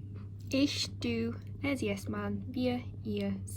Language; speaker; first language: German; non-native, fluent; English